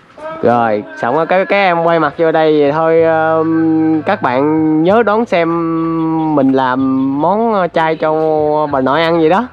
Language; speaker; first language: Vietnamese; native; Vietnamese